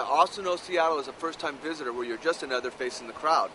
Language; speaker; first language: English; native; English